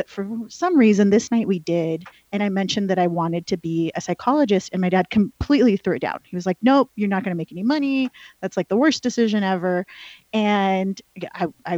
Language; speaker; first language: English; early bilingual, other home language; Spanish